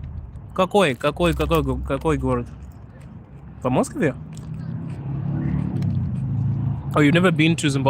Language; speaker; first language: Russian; non-native, learner; Shona